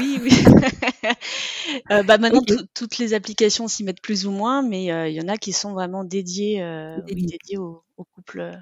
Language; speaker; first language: French; native; French